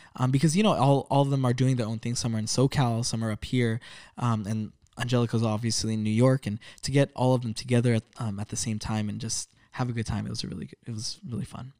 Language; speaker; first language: English; early bilingual, other home language; Filipino